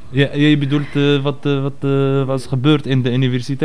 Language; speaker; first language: Dutch; non-native, fluent; Arabic